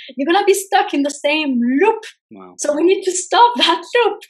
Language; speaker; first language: English; non-native, fluent; French